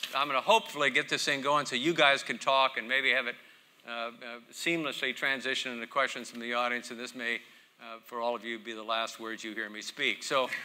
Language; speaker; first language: English; native; English